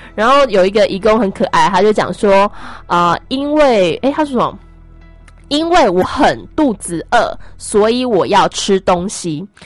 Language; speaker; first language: Chinese; native; Chinese